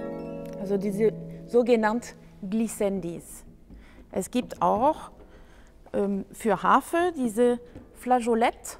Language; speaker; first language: German; non-native, fluent; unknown